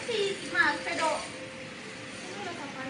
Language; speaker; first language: Spanish; native; Spanish